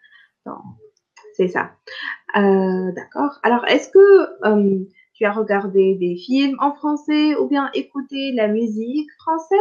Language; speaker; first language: French; non-native, local second language; Arabic